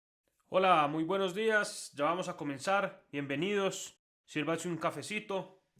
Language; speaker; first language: Spanish; native; Spanish